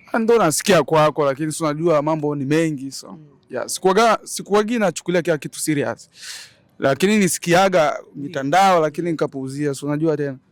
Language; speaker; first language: Swahili; native; Swahili